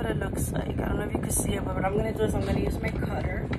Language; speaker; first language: English; early bilingual, other home language; Spanish